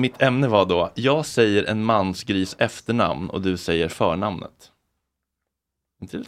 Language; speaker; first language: Swedish; native; Swedish